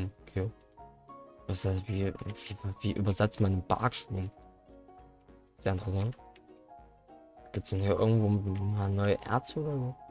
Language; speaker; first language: German; native; German